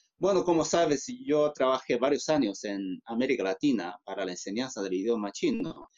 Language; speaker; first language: Spanish; non-native, fluent; Chinese